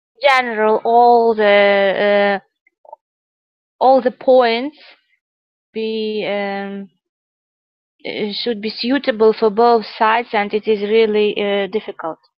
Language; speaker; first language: English; non-native, learner; Russian